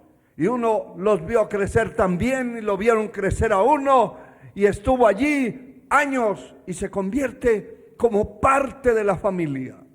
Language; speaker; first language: Spanish; native; Spanish